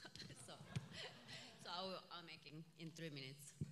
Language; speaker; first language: English; non-native, fluent; Korean